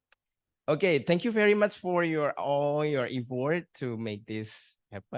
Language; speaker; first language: English; non-native, learner; Indonesian